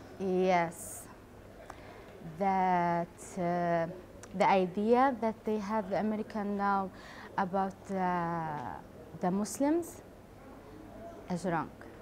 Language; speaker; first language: English; non-native, learner; Arabic